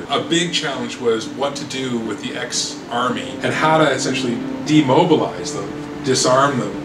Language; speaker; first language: English; native; English